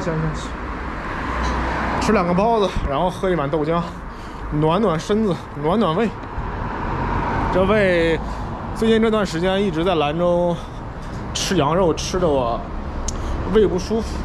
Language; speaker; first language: Chinese; native; Chinese